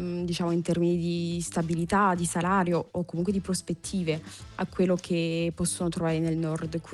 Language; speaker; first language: Italian; non-native, fluent; French